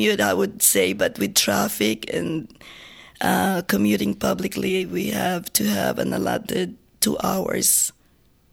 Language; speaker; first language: English; non-native, local second language; Filipino